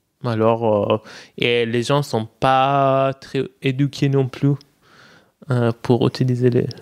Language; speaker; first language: French; non-native, fluent; Persian